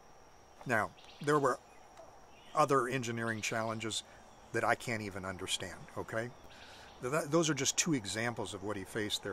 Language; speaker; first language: English; native; English